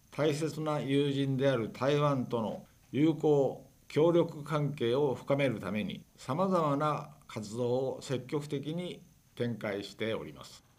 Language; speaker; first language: Japanese; native; Japanese